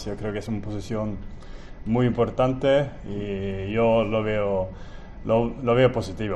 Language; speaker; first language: Spanish; non-native, fluent; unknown